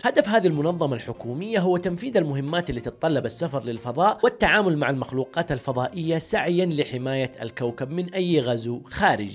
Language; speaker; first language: Arabic; native; Arabic